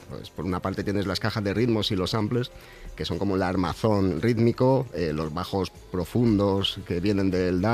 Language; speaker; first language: Spanish; native; Spanish